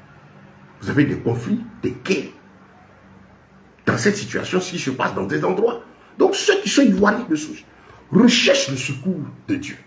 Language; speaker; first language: French; native; French